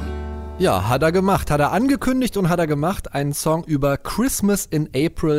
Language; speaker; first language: German; native; German